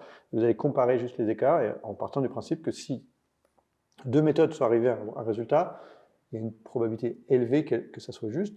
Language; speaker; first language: French; native; French